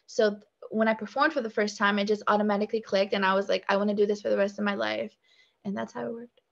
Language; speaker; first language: English; native; English